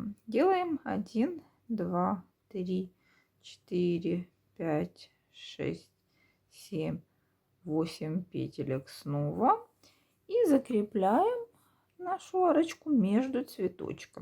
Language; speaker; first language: Russian; native; Russian